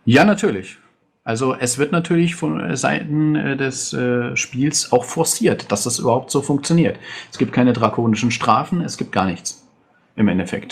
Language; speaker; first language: German; native; German